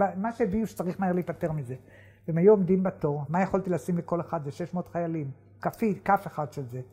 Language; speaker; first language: Hebrew; native; Hebrew